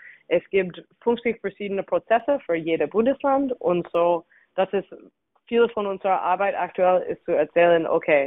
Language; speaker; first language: German; non-native, fluent; English